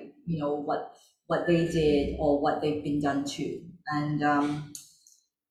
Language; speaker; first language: English; non-native, local second language; Chinese